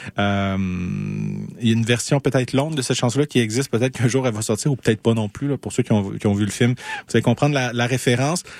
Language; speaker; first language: French; native; French